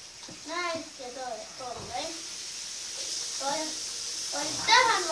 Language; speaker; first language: Finnish; native; Finnish